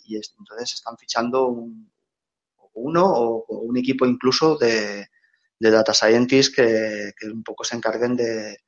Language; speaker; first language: Spanish; native; Spanish